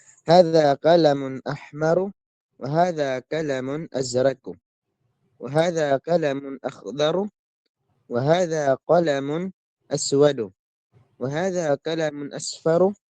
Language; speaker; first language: Arabic; non-native, learner; Filipino